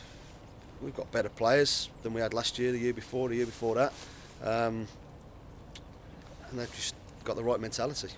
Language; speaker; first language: English; native; English